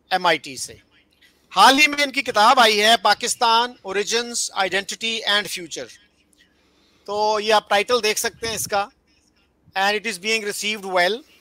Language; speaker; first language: Urdu; native; Urdu